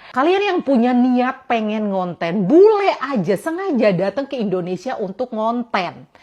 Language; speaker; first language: Indonesian; non-native, local second language; Sundanese